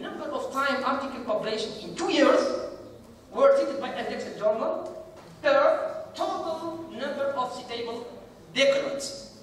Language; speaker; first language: English; non-native, fluent; Arabic